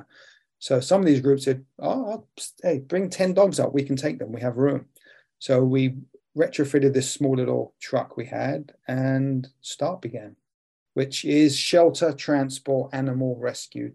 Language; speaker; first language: English; native; English